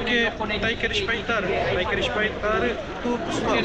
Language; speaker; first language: Portuguese; non-native, learner; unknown